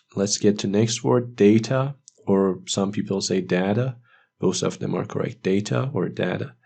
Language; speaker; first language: English; non-native, fluent; Persian